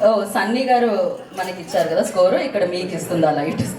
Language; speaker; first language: Telugu; native; Telugu